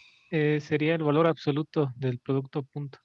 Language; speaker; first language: Spanish; native; Spanish